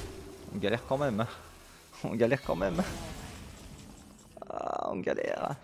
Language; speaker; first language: French; native; French